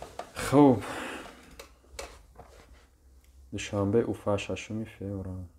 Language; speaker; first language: Russian; non-native, local second language; Tajik